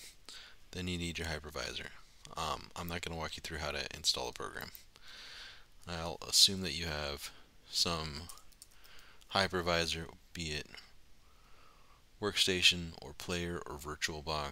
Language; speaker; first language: English; native; English